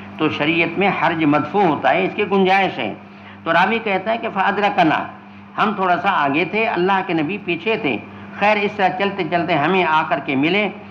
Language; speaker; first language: Urdu; non-native, local second language; Sindhi